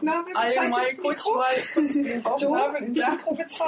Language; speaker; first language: German; native; German